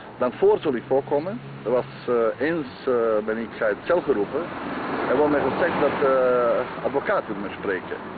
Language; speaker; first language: Dutch; non-native, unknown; Croatian